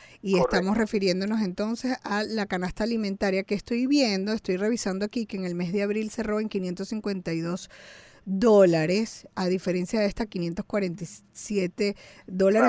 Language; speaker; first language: Spanish; native; Spanish